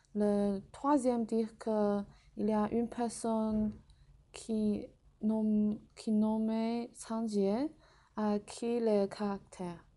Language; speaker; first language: French; non-native, learner; Chinese